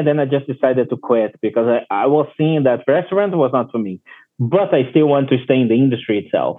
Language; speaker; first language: English; non-native, learner; Portuguese